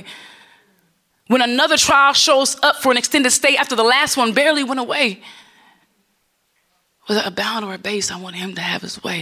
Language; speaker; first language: English; native; English